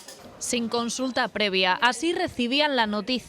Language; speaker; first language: Spanish; native; Spanish